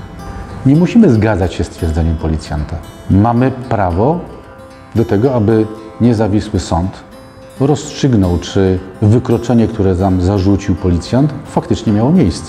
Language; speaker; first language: Polish; native; Polish